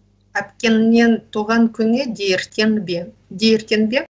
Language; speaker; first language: Kazakh; non-native, learner; Russian